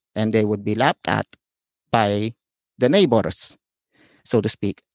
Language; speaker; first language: English; non-native, local second language; Filipino